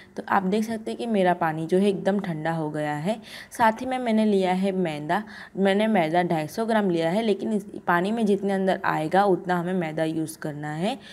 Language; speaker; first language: Hindi; non-native, local second language; Gujarati